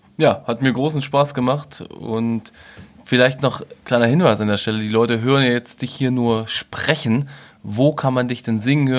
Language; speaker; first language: German; native; German